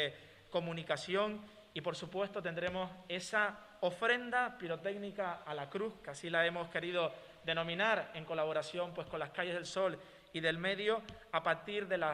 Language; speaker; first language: Spanish; native; Spanish